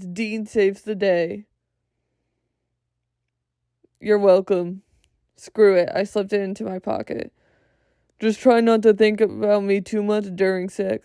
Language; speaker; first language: English; native; English